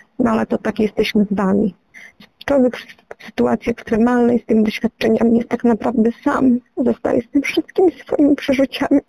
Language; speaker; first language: Polish; native; Polish